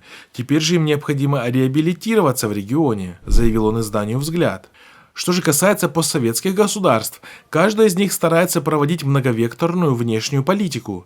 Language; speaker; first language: Russian; native; Russian